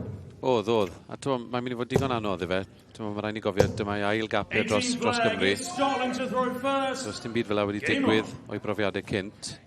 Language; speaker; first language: Welsh; native; Welsh